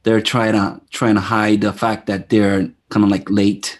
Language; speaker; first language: English; non-native, fluent; Japanese